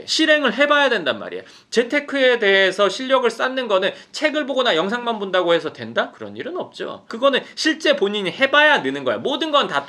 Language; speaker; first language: Korean; native; Korean